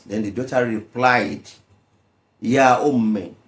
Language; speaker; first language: English; non-native, local second language; Yoruba